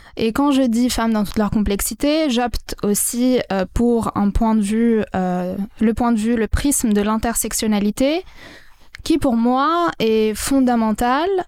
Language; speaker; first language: French; non-native, local second language; Arabic